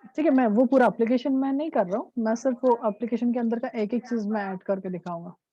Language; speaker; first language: Hindi; non-native, local second language; Marathi